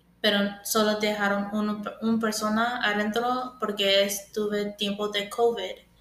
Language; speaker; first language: Spanish; early bilingual, heritage; English